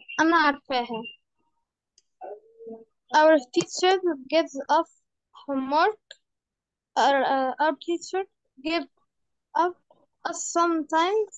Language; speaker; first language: English; non-native, learner; Arabic